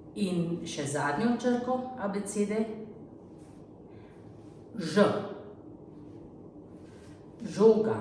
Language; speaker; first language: Slovenian; native; Slovenian